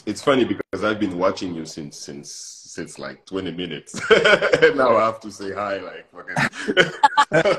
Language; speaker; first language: English; non-native, fluent; French